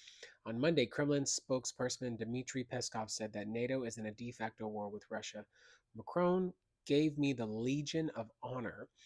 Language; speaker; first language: English; native; English